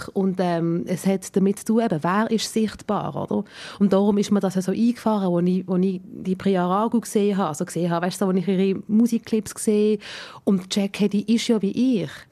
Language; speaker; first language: German; early bilingual, other home language; Malayalam